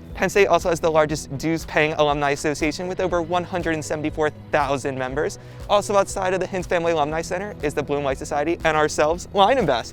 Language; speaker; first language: English; native; English